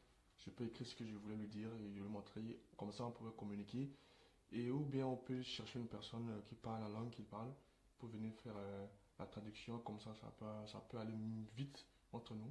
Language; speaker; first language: French; non-native, local second language; Sango